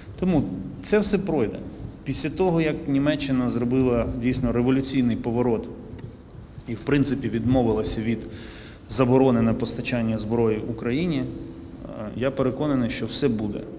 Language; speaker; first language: Ukrainian; native; Ukrainian